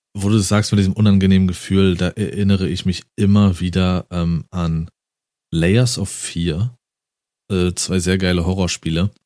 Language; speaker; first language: German; native; German